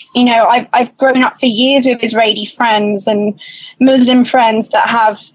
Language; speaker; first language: English; native; English